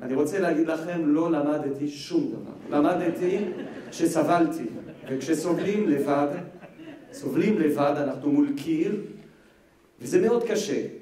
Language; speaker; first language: Hebrew; non-native, fluent; French